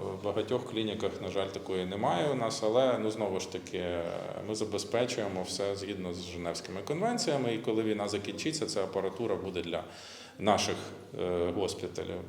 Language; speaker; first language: Ukrainian; native; Ukrainian